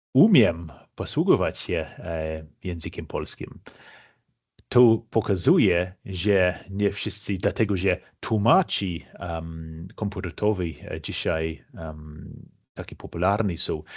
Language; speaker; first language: Polish; non-native, fluent; English